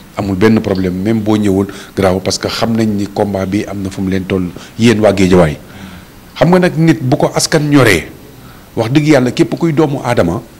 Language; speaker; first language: Wolof; non-native, local second language; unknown